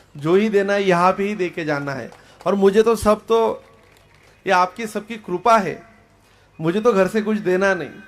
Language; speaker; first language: Hindi; non-native, local second language; Marathi